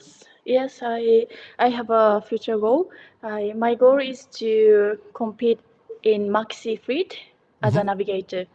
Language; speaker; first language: English; non-native, learner; Japanese